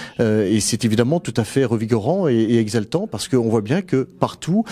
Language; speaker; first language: French; native; French